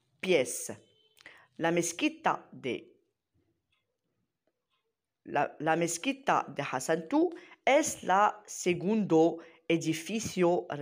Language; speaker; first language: Spanish; non-native, learner; Arabic